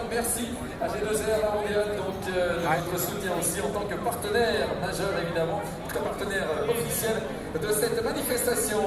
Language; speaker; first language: French; native; French